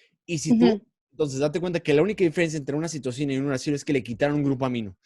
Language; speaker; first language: Spanish; native; Spanish